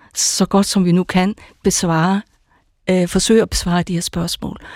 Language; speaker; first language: Danish; non-native, local second language; Faroese